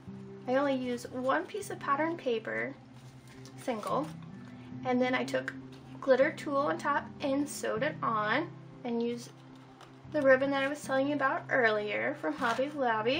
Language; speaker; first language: English; native; English